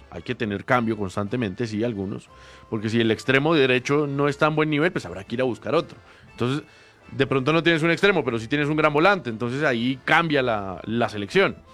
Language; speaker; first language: Spanish; native; Spanish